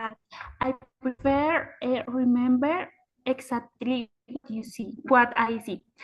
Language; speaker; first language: English; non-native, learner; Spanish